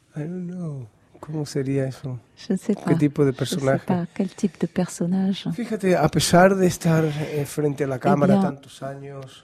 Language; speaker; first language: French; non-native, fluent; Spanish